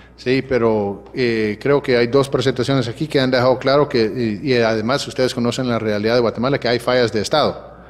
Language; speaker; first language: Spanish; early bilingual, heritage; Spanish